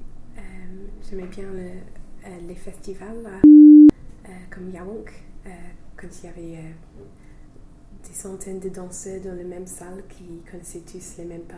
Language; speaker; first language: French; non-native, fluent; English